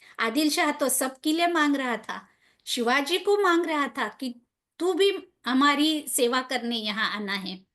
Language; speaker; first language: Hindi; non-native, local second language; Marathi